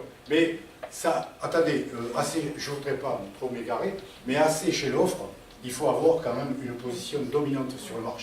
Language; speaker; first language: French; native; French